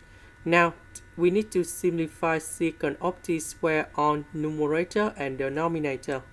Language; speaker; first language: English; non-native, fluent; Vietnamese